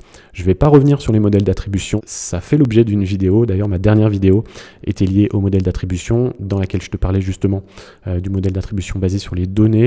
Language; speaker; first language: French; native; French